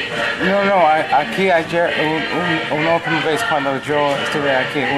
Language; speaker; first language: Spanish; non-native, learner; English